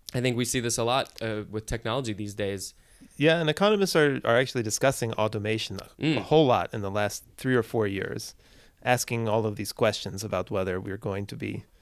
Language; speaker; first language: English; native; English